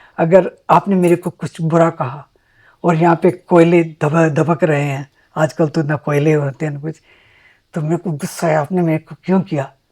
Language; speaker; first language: Hindi; native; Hindi